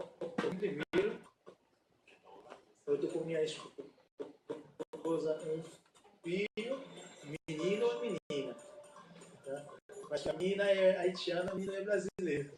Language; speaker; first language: Portuguese; non-native, learner; Haitian Creole